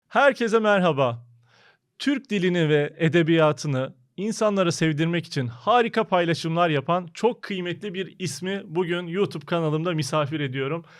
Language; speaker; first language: Turkish; native; Turkish